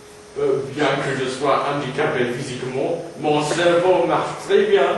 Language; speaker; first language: French; non-native, learner; English